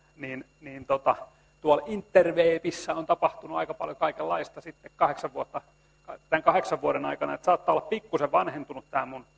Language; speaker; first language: Finnish; native; Finnish